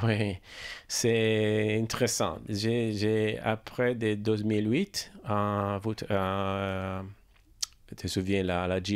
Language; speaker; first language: French; non-native, learner; Italian